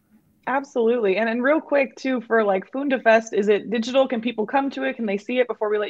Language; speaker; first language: English; native; English